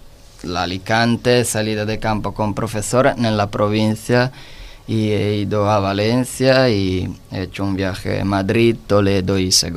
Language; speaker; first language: Spanish; non-native, learner; Italian